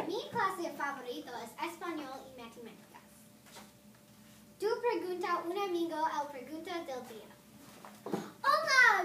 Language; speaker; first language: Spanish; non-native, learner; English